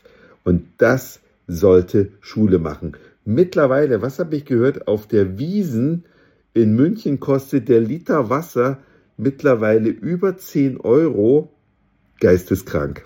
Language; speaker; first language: German; native; German